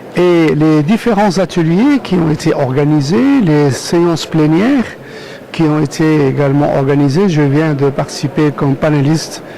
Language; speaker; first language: French; non-native, local second language; Arabic